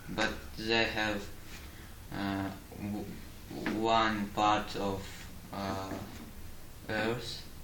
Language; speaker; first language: English; non-native, learner; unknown